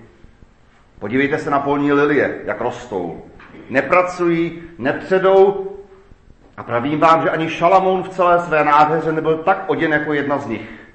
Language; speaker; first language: Czech; native; Czech